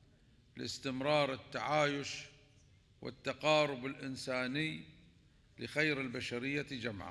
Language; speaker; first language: Arabic; native; Arabic